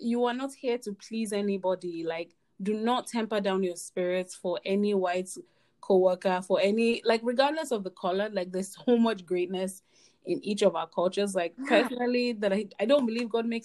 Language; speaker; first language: English; non-native, local second language; Yoruba